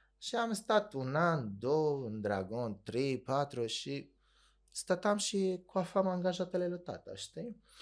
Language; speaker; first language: Romanian; non-native, fluent; Arabic